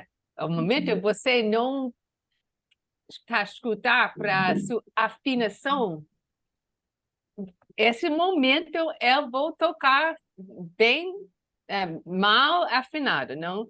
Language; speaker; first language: Portuguese; non-native, learner; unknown